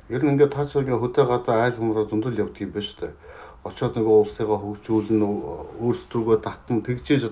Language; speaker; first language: Mongolian; native; Mongolian